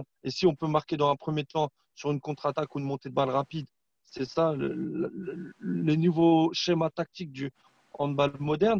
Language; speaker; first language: French; non-native, fluent; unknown